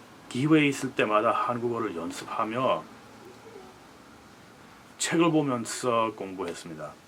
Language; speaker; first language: Korean; non-native, fluent; English